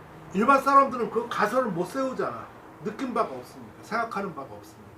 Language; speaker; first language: Korean; native; Korean